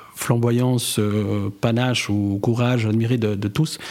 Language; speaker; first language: French; native; French